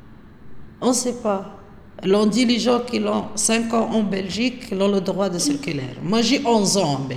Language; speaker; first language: French; non-native, local second language; Arabic